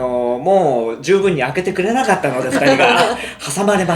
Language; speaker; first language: Japanese; native; Japanese